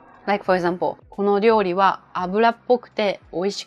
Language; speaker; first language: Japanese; native; Japanese